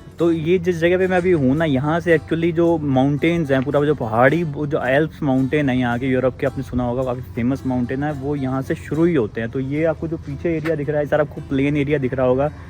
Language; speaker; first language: Hindi; native; Hindi